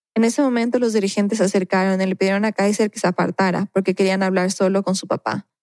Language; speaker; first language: Spanish; native; Spanish